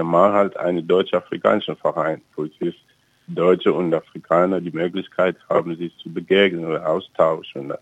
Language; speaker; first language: German; non-native, fluent; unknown